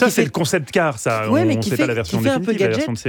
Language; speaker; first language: French; native; French